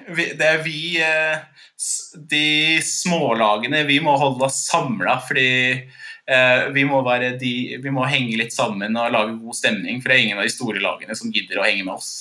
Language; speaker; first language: Norwegian; non-native, fluent; English